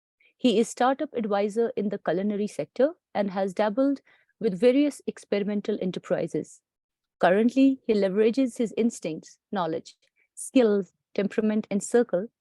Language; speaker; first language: English; non-native, local second language; Kashmiri